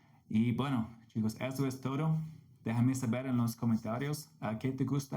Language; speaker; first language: Spanish; non-native, fluent; English